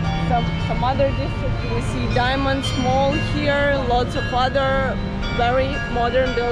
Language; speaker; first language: English; non-native, fluent; Ukrainian